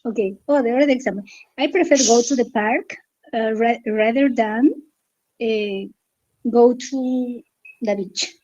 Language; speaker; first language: English; non-native, learner; Spanish